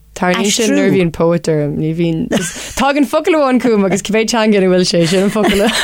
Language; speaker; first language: Irish; non-native, local second language; English